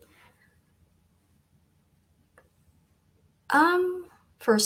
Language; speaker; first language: English; non-native, fluent; Chinese